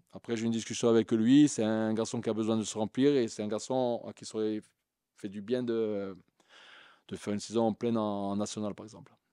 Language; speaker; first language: French; native; French